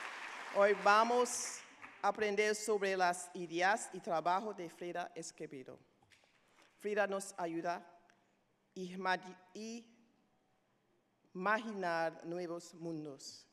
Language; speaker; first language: Spanish; non-native, learner; English